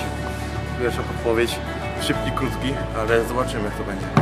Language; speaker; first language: Polish; non-native, learner; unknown